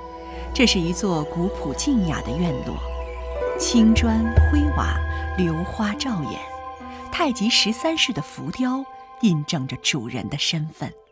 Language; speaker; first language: Chinese; native; Chinese